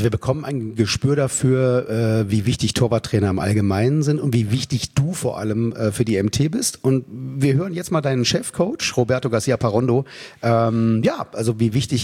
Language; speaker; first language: German; native; German